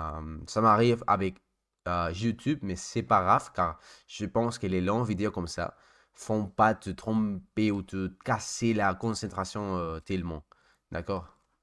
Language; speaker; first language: French; non-native, learner; Spanish